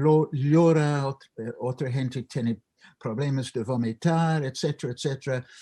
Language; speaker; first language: Spanish; non-native, fluent; English